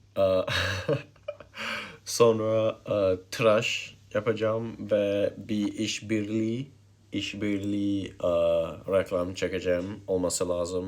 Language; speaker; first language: Turkish; early bilingual, heritage; Turkish